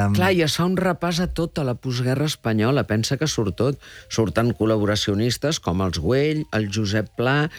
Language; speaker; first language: Catalan; early bilingual, heritage; Catalan